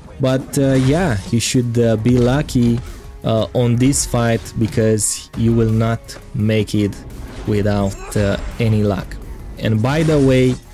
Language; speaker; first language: English; non-native, fluent; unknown